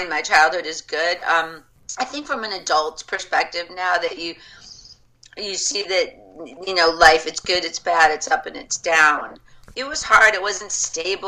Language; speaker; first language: English; native; English